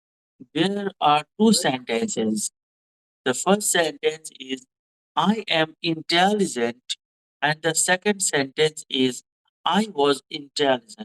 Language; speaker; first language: English; non-native, fluent; Hindi